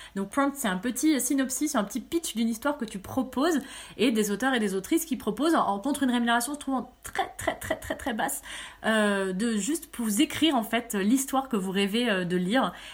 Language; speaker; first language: French; early bilingual, other home language; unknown